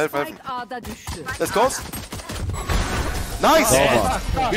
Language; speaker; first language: German; native; German